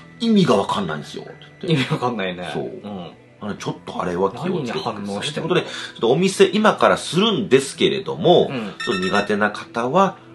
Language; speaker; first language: Japanese; native; Japanese